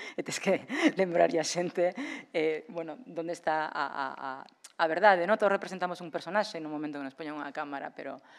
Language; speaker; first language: Galician; non-native, local second language; Spanish